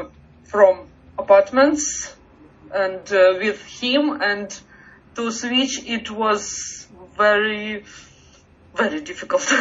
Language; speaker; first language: English; non-native, learner; Russian